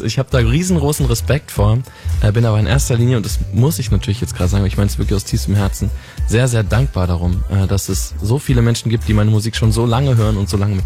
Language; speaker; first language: German; native; German